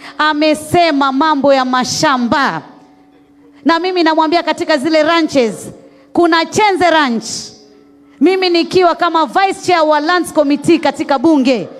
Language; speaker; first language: Swahili; native; Swahili